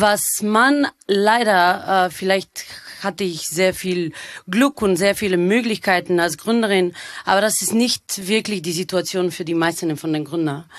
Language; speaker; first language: German; non-native, fluent; Bulgarian